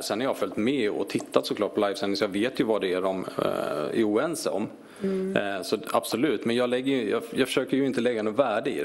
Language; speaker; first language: Swedish; native; Swedish